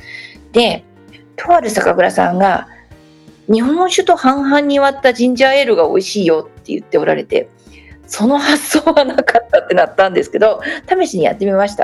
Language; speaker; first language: Japanese; native; Japanese